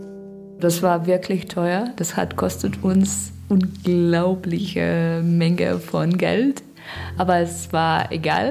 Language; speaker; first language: German; non-native, learner; Russian